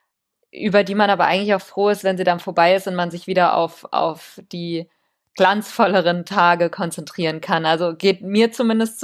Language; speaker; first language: German; native; German